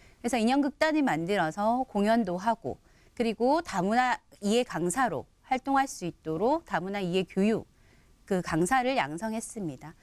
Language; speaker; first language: Korean; native; Korean